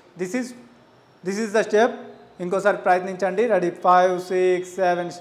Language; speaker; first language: Telugu; native; Telugu